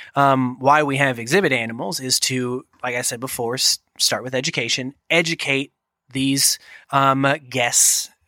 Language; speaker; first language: English; native; English